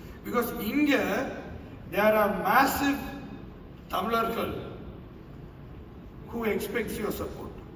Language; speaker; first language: English; non-native, local second language; Tamil